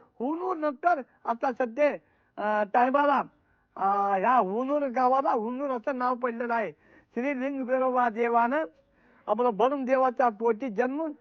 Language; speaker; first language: Marathi; non-native, local second language; Kannada